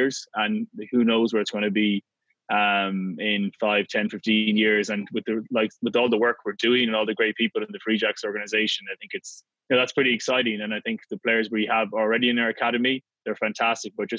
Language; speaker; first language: English; native; English